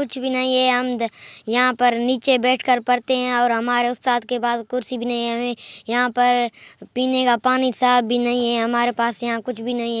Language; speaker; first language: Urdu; non-native, local second language; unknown